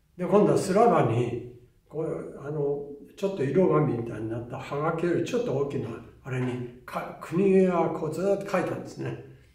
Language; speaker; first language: Japanese; native; Japanese